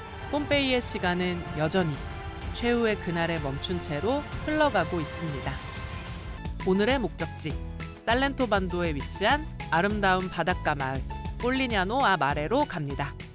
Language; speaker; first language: Korean; native; Korean